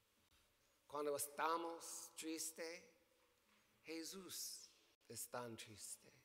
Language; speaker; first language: Spanish; non-native, learner; English